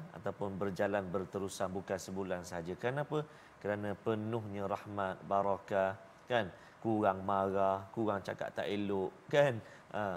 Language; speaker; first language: Malay; native; Malay